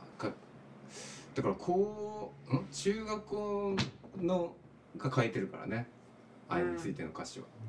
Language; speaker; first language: Japanese; early bilingual, heritage; Japanese